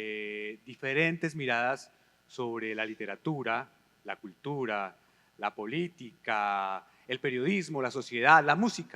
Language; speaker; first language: Spanish; native; Spanish